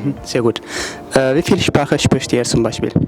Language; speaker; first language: German; non-native, learner; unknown